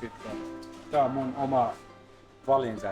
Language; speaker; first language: Finnish; non-native, learner; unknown